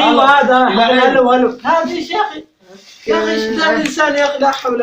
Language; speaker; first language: Arabic; native; Arabic